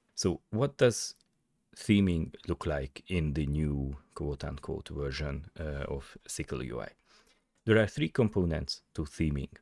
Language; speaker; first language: English; non-native, fluent; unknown